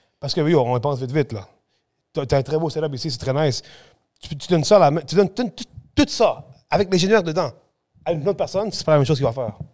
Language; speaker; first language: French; early bilingual, other home language; Spanish